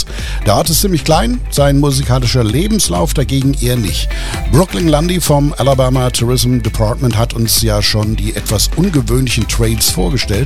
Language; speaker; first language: German; native; German